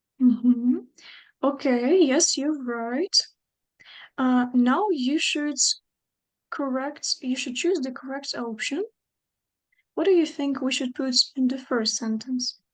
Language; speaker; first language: English; non-native, fluent; Ukrainian